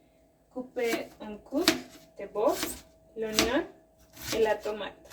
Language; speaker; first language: French; non-native, learner; Spanish